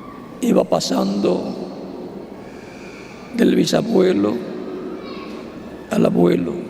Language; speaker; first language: Spanish; native; Spanish